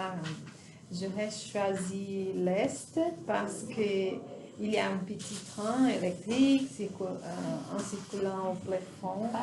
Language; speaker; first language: French; non-native, learner; Portuguese